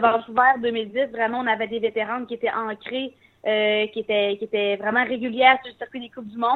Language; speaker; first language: French; native; French